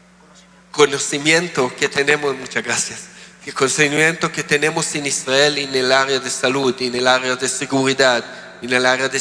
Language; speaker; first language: Spanish; non-native, learner; Hebrew